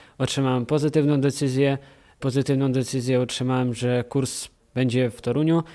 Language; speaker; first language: Polish; early bilingual, heritage; Polish